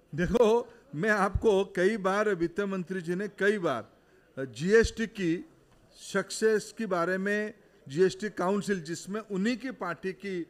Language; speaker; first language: Hindi; non-native, local second language; Odia